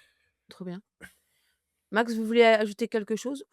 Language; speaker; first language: French; native; French